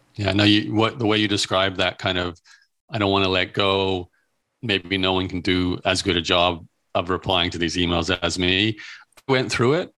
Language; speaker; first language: English; native; English